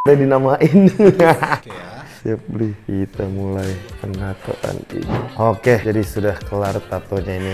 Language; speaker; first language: Indonesian; native; Indonesian